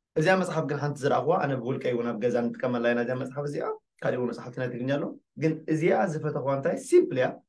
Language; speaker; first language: Tigrinya; native; Tigrinya